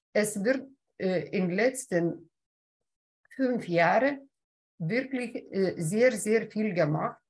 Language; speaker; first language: German; non-native, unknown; Lithuanian